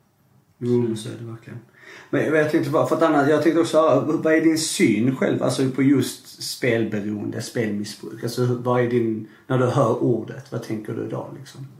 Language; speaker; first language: Swedish; native; Swedish